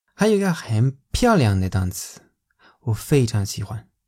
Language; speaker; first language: Chinese; non-native, fluent; Spanish